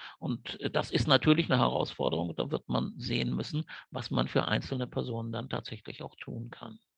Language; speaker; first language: German; native; German